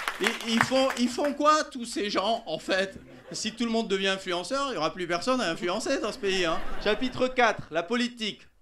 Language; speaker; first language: French; native; French